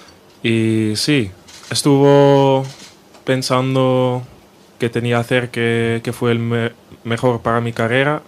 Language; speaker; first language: Spanish; non-native, fluent; Dutch